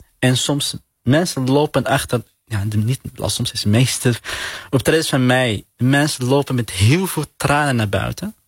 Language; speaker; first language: Dutch; non-native, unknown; Arabic